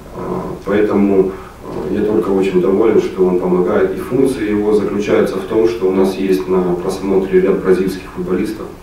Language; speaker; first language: Russian; native; Russian